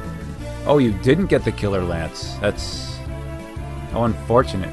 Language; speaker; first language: English; native; English